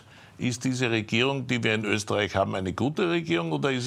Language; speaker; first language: German; native; German